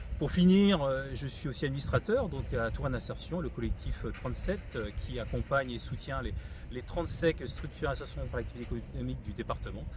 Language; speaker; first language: French; native; French